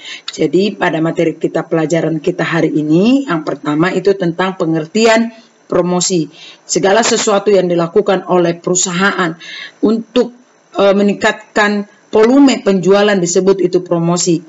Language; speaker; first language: Indonesian; native; Indonesian